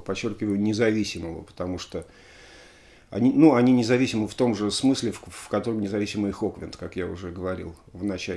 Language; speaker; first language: Russian; native; Russian